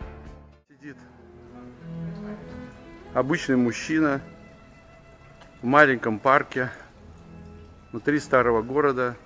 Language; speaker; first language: Russian; native; Russian